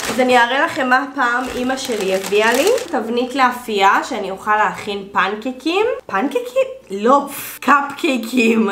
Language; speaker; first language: Hebrew; native; Hebrew